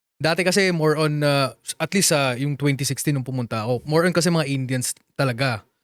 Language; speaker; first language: Filipino; non-native, local second language; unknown